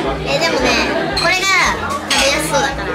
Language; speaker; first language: Japanese; native; Japanese